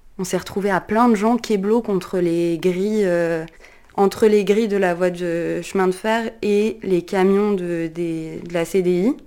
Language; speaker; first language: French; native; French